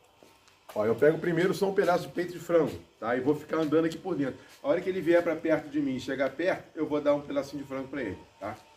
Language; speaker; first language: Portuguese; native; Portuguese